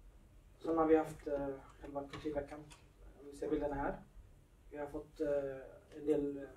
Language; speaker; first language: Swedish; early bilingual, other home language; Somali